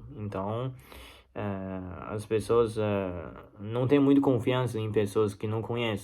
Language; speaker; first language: Portuguese; non-native, learner; Chinese